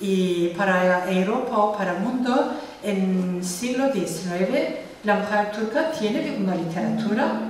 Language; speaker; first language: Spanish; non-native, fluent; Turkish